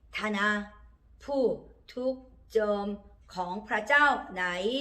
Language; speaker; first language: Thai; non-native, learner; Korean